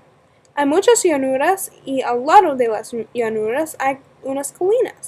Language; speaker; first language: Spanish; non-native, learner; English